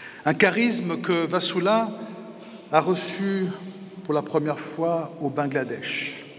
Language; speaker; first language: French; native; French